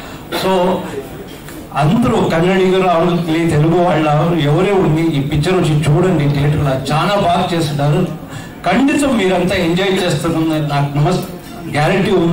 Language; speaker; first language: Telugu; non-native, learner; Kannada